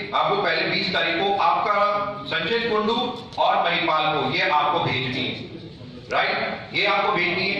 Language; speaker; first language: Hindi; native; Hindi